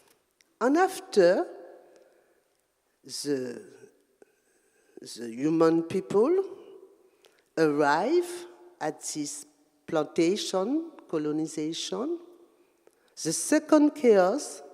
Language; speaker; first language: English; non-native, learner; French